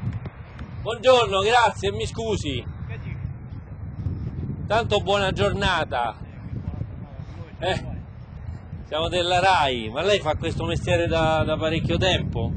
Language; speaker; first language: Italian; native; Italian